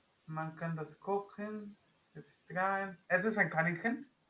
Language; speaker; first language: German; non-native, learner; Spanish